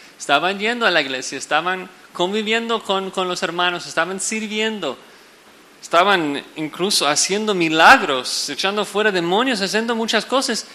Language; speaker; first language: Spanish; non-native, fluent; English